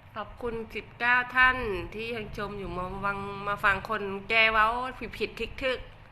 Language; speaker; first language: Thai; native; Thai